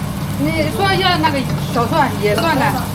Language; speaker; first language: Chinese; native; Chinese